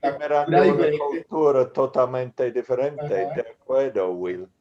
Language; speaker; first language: Spanish; non-native, learner; English